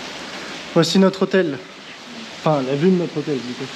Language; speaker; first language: French; native; French